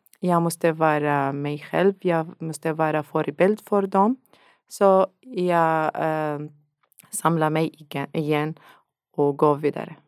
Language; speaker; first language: Swedish; non-native, learner; Arabic